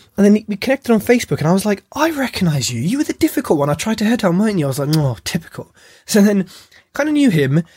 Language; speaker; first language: English; native; English